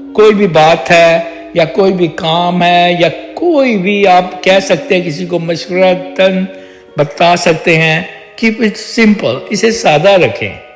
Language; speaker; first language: Urdu; native; Urdu